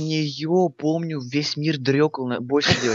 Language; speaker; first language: Russian; native; Russian